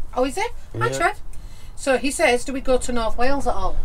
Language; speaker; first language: English; native; English